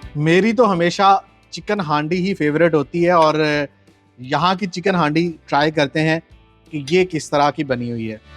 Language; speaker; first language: Urdu; native; Urdu